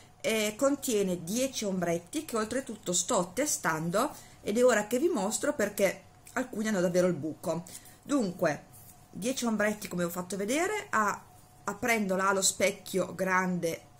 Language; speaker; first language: Italian; native; Italian